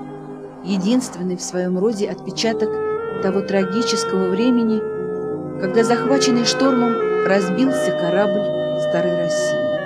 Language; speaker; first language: Russian; native; Russian